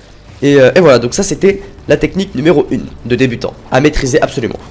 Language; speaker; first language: French; native; French